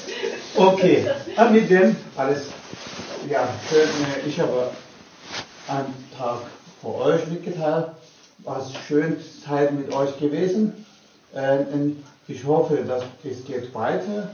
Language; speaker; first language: German; non-native, learner; Tibetan